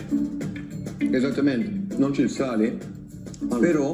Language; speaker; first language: Italian; native; Italian